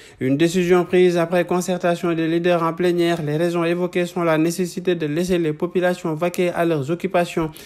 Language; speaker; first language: French; non-native, local second language; Wolof